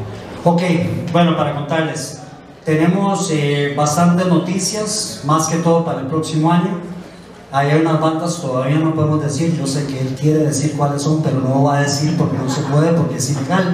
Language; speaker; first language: Spanish; native; Spanish